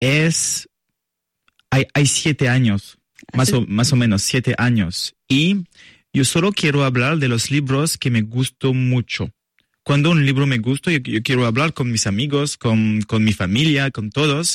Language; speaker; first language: Spanish; non-native, learner; French